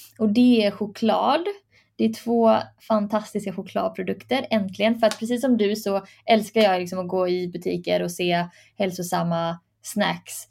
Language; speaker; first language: Swedish; early bilingual, other home language; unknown